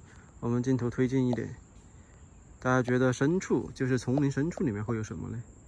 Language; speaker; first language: Chinese; native; Chinese